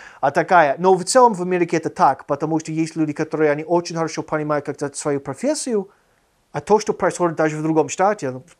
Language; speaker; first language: Russian; non-native, fluent; English